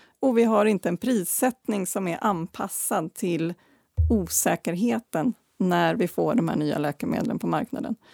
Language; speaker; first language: Swedish; native; Swedish